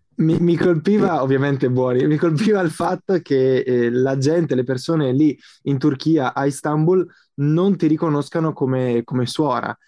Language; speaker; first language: Italian; native; Italian